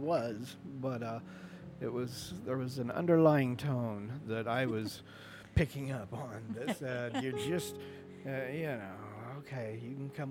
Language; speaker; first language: English; native; English